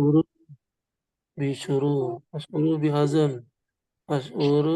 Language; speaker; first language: Arabic; non-native, learner; Indonesian